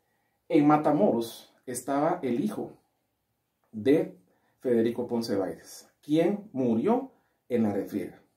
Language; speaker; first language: Spanish; native; Spanish